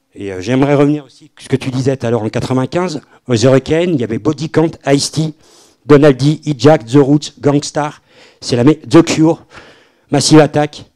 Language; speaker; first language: French; native; French